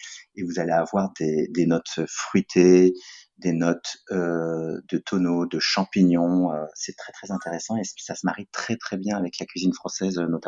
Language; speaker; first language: French; native; French